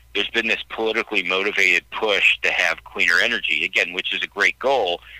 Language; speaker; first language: English; native; English